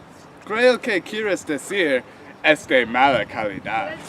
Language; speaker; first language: Spanish; non-native, learner; English